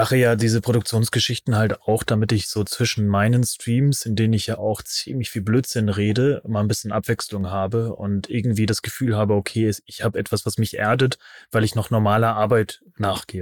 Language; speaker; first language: German; native; German